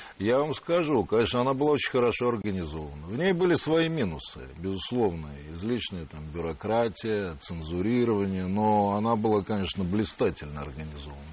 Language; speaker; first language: Russian; native; Russian